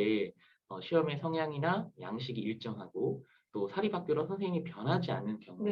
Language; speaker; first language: Korean; native; Korean